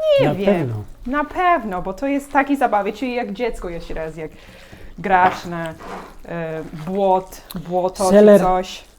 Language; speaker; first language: Polish; non-native, learner; English